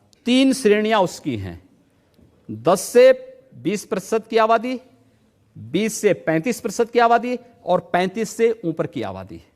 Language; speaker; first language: Hindi; native; Hindi